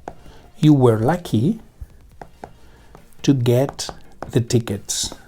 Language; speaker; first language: English; non-native, fluent; Spanish